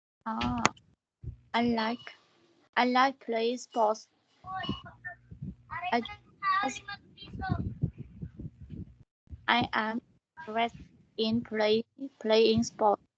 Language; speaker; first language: English; non-native, learner; Vietnamese